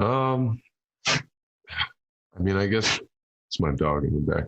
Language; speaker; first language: English; native; English